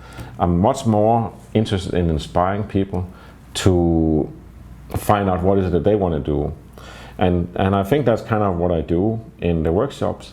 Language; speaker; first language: English; non-native, fluent; Danish